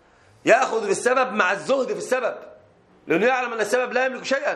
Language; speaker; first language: Arabic; native; Arabic